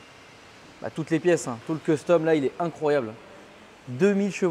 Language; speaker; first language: French; native; French